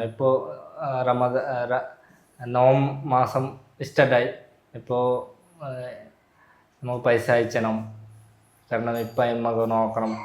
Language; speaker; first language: Malayalam; non-native, learner; Bangla